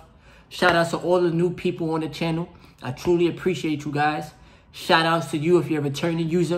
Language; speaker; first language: English; native; English